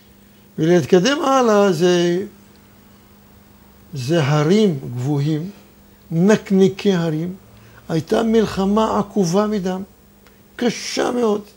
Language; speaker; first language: Hebrew; non-native, fluent; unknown